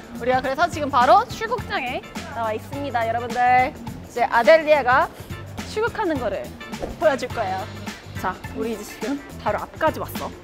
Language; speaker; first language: Korean; native; Korean